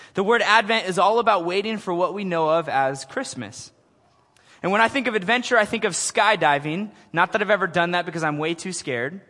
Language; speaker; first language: English; native; English